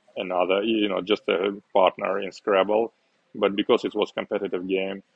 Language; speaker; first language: English; non-native, fluent; Uzbek